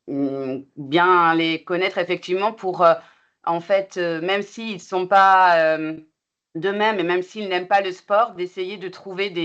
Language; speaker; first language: French; native; French